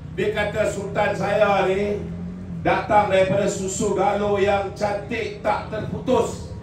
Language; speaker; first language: Malay; native; Malay